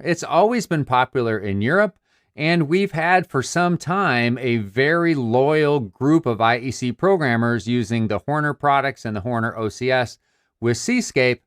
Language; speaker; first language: English; native; English